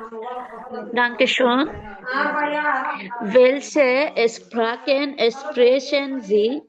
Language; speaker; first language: German; non-native, learner; Bangla